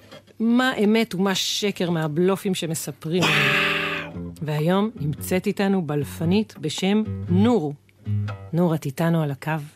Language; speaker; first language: Hebrew; native; Hebrew